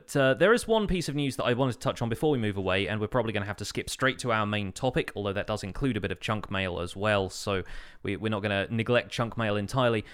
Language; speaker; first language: English; native; English